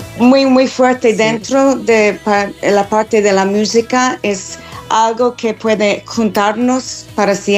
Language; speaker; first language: Spanish; non-native, fluent; English